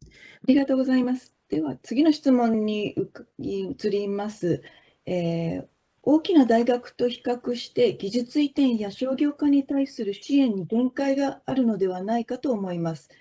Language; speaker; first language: Japanese; native; Japanese